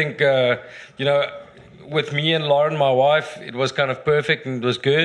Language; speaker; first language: English; non-native, local second language; Afrikaans